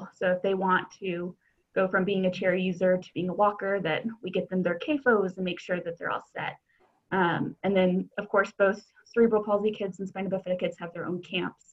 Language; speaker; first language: English; native; English